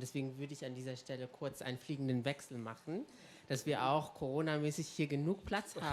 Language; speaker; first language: German; native; German